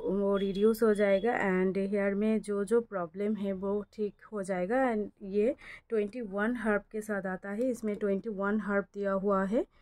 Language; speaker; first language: Hindi; non-native, local second language; Bangla